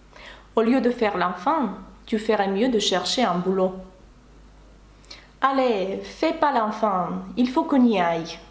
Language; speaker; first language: French; non-native, fluent; Russian